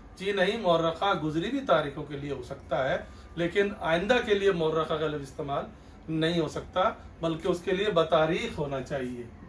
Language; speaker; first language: Urdu; native; Urdu